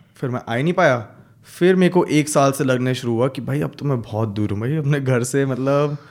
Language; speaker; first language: Hindi; native; Hindi